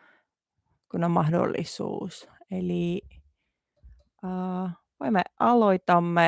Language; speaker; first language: Finnish; non-native, learner; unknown